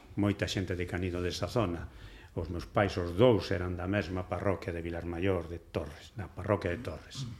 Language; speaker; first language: Galician; non-native, local second language; Spanish